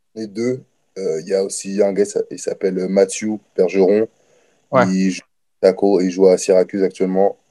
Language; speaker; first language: French; native; French